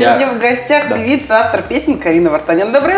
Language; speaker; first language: Russian; native; Russian